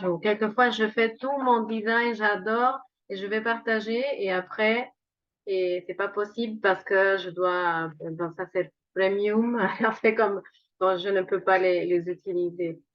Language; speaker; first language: French; non-native, fluent; Spanish